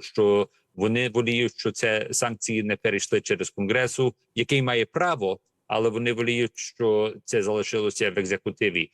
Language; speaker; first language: Ukrainian; early bilingual, heritage; Ukrainian